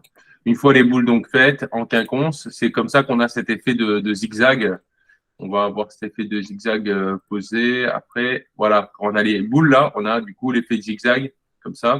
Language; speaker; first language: French; native; French